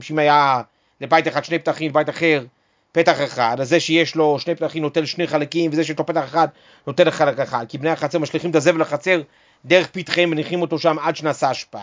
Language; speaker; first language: Hebrew; native; Hebrew